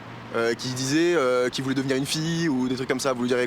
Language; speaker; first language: French; native; French